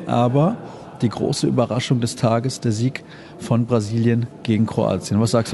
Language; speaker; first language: German; native; German